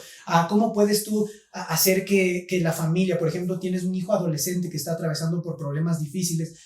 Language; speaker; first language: Spanish; native; Spanish